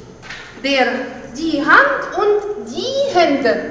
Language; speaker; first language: German; non-native, fluent; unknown